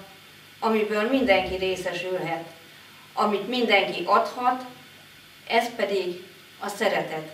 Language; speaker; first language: Hungarian; native; Hungarian